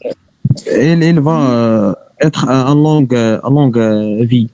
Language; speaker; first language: French; non-native, local second language; Arabic